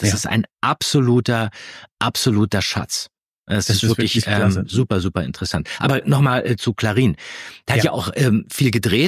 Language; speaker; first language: German; native; German